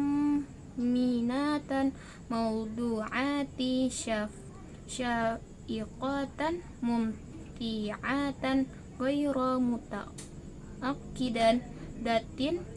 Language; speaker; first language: Arabic; non-native, learner; Indonesian